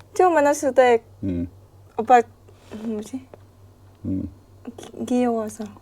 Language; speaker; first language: Korean; non-native, learner; Vietnamese